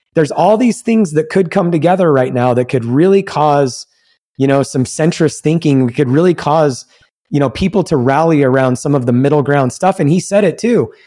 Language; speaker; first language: English; early bilingual, other home language; Spanish